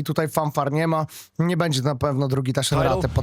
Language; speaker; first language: Polish; native; Polish